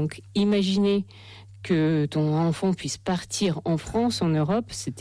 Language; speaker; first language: French; non-native, fluent; Russian